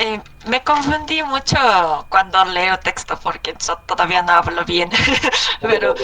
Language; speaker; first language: Spanish; non-native, learner; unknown